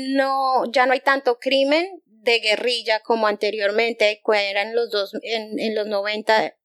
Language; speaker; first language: Spanish; native; Spanish